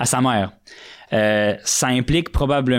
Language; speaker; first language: French; native; French